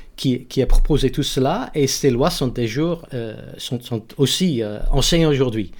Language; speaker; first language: French; non-native, learner; English